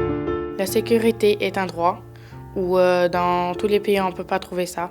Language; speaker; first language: French; non-native, learner; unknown